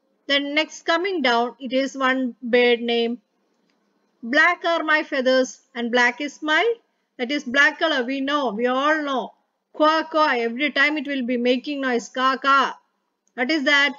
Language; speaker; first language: English; non-native, local second language; Malayalam